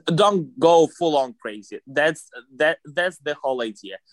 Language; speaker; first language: English; non-native, fluent; Russian